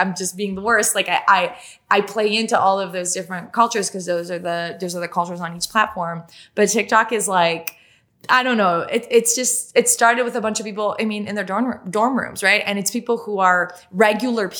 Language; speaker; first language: English; non-native, fluent; French